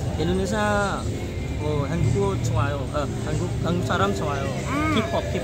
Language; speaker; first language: Korean; non-native, learner; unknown